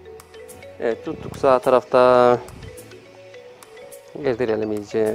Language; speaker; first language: Turkish; native; Turkish